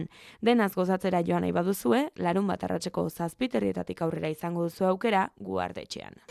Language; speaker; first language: Basque; native; Basque